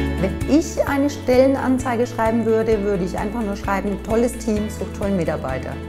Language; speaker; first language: German; native; German